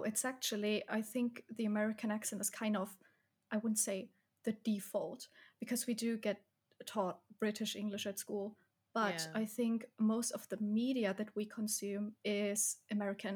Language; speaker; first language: English; non-native, fluent; German